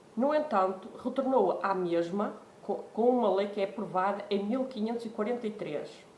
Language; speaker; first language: Portuguese; native; Portuguese